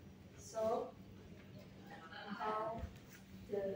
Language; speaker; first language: English; non-native, learner; Indonesian